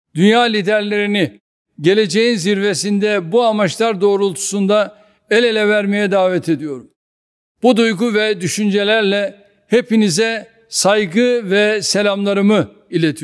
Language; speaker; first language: Turkish; native; Turkish